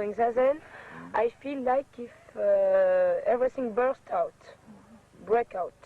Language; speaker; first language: English; non-native, fluent; French